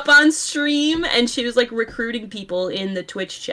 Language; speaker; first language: English; native; English